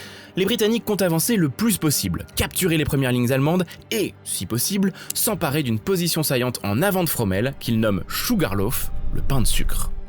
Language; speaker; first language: French; native; French